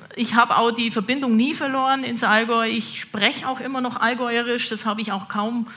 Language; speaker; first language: German; native; German